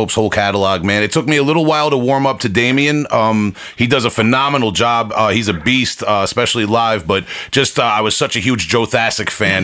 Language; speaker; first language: English; native; English